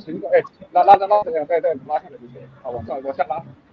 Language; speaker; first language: Chinese; native; Chinese